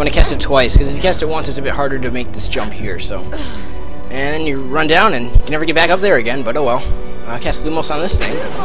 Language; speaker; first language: English; native; English